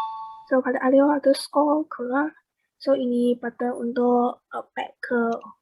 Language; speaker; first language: Malay; native; Malay